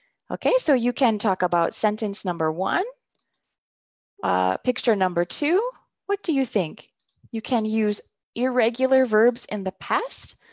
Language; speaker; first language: English; native; English